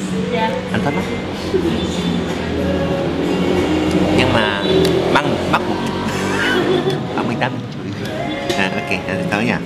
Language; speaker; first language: Vietnamese; non-native, learner; Korean